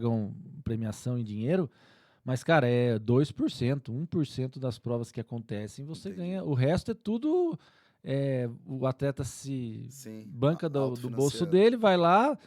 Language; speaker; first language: Portuguese; native; Portuguese